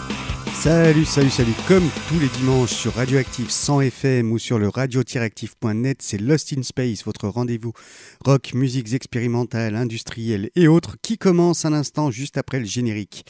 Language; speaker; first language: French; native; French